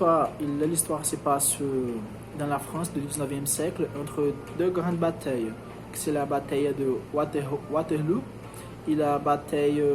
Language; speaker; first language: French; non-native, learner; Portuguese